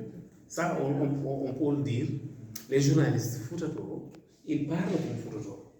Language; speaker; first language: French; non-native, local second language; Fula